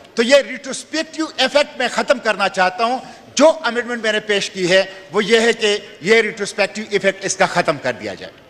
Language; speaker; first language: Urdu; non-native, local second language; Pashto